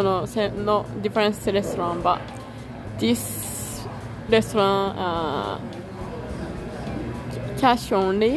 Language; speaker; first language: English; non-native, learner; Japanese